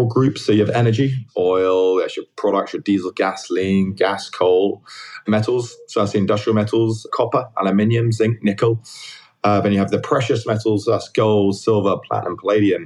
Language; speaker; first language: English; native; English